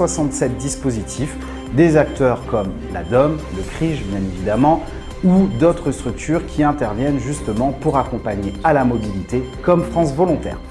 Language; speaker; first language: French; native; French